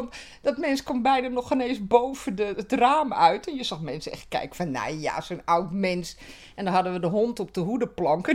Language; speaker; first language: Dutch; native; Dutch